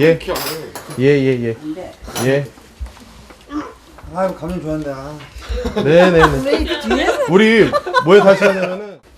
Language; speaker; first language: Korean; native; Korean